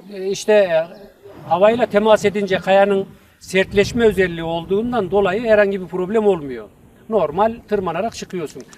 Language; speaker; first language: Turkish; native; Turkish